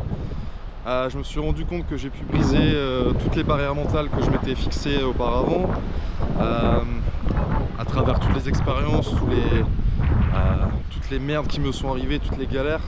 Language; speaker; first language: French; native; French